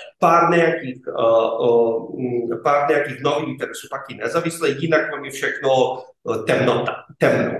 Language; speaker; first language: Czech; non-native, fluent; Serbian